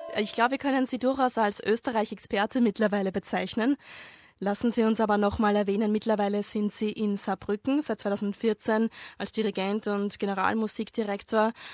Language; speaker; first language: German; native; German